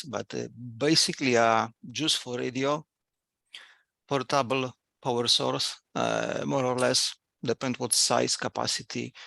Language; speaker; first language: English; non-native, fluent; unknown